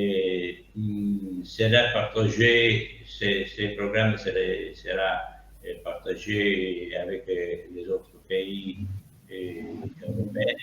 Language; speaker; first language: French; non-native, learner; Italian